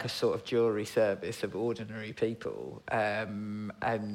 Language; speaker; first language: English; native; English